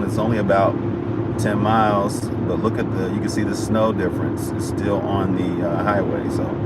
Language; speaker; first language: English; native; English